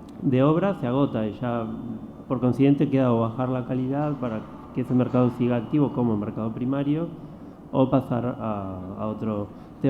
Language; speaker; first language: Spanish; native; Spanish